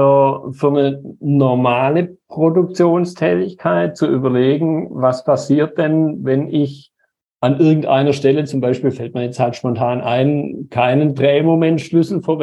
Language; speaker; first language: German; native; German